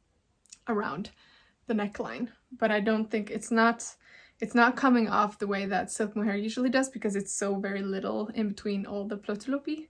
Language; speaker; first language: English; non-native, fluent; Norwegian